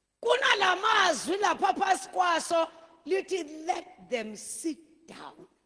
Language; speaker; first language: Zulu; native; Zulu